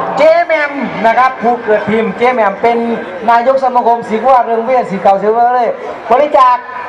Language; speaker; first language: Thai; native; Thai